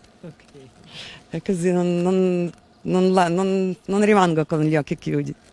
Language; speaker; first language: Italian; non-native, learner; Ukrainian